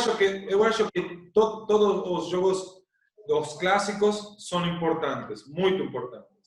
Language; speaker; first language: Portuguese; non-native, learner; Spanish